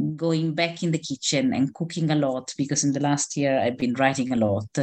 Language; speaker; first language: English; non-native, fluent; Italian